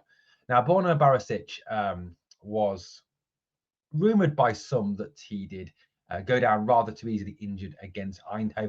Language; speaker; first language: English; native; English